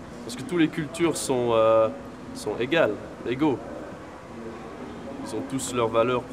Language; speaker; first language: French; non-native, fluent; English